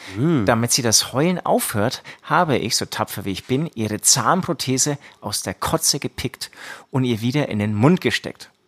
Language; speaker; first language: German; early bilingual, other home language; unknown